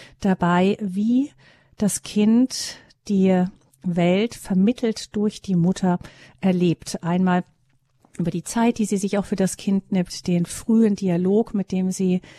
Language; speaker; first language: German; native; German